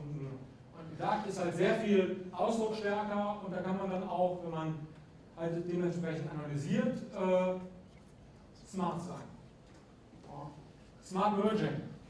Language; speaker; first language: German; native; German